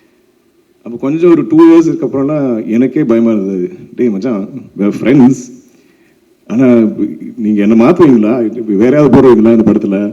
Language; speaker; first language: Tamil; non-native, local second language; Malayalam